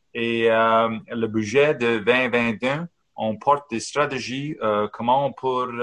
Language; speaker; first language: French; non-native, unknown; English